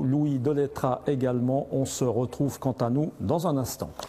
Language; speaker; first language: French; native; French